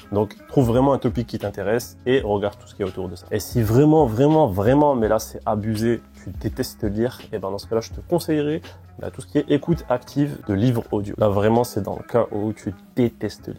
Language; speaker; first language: French; native; French